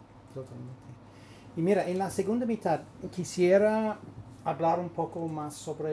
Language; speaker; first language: Spanish; non-native, fluent; English